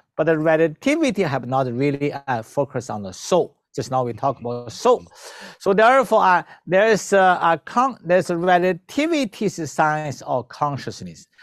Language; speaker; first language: English; non-native, learner; Chinese